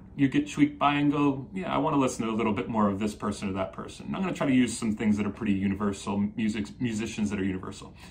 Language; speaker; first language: English; native; English